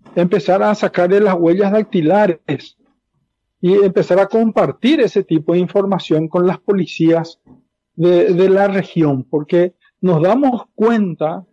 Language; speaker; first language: Spanish; native; Spanish